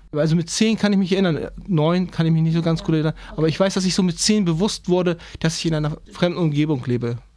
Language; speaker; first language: German; early bilingual, other home language; Turkish